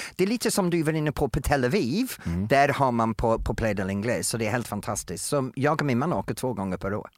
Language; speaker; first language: Swedish; non-native, fluent; English